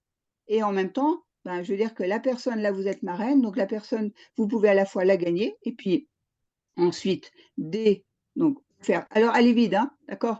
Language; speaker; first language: French; native; French